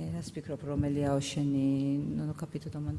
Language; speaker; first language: Italian; non-native, learner; Georgian